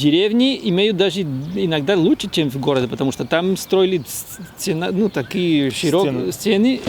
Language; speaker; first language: Russian; non-native, fluent; Spanish